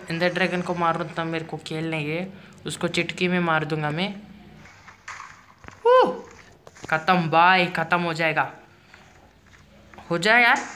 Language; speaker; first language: Hindi; native; Hindi